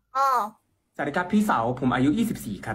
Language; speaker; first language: Thai; non-native, fluent; Korean